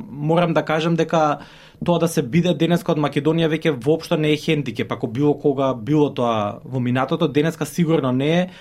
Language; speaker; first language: Macedonian; native; Macedonian